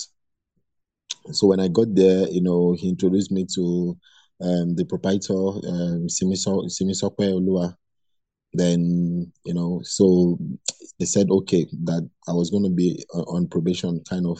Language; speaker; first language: English; non-native, local second language; Igbo